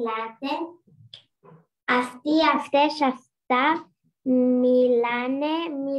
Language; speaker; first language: Greek; non-native, learner; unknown